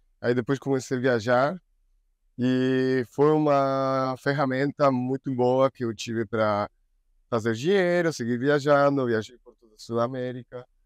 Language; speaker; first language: Portuguese; non-native, learner; Spanish